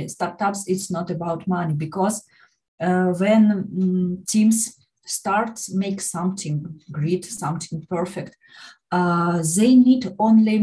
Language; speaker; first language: English; non-native, learner; Ukrainian